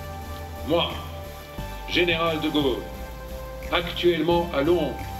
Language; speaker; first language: French; native; French